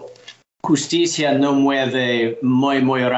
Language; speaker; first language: Spanish; non-native, learner; English